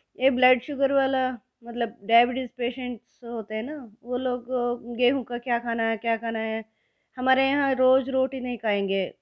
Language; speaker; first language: Hindi; non-native, local second language; Kannada